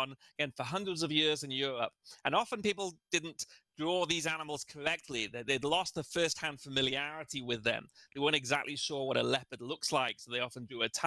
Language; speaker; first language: English; native; English